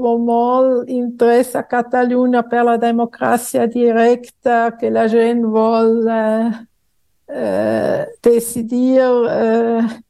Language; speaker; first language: Catalan; non-native, fluent; German